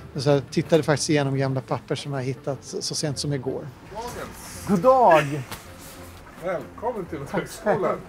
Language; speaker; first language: Swedish; native; Swedish